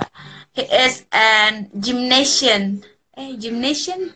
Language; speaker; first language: English; non-native, learner; Indonesian